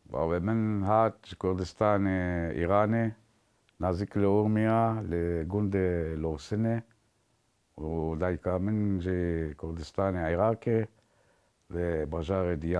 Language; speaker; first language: Kurdish; early bilingual, heritage; Kurdish